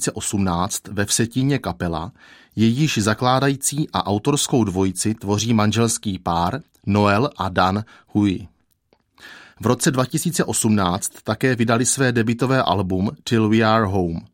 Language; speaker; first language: Czech; native; Czech